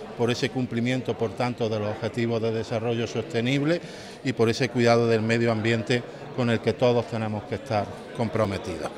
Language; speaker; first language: Spanish; native; Spanish